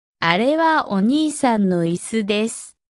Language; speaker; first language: Japanese; non-native, fluent; Korean